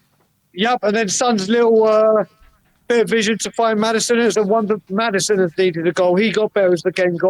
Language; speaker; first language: English; native; English